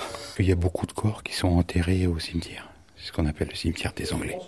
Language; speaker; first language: French; native; French